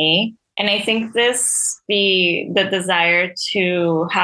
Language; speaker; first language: English; non-native, fluent; Spanish